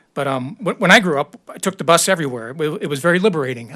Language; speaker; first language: English; native; English